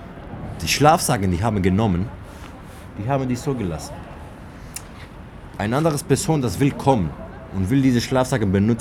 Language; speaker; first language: German; non-native, learner; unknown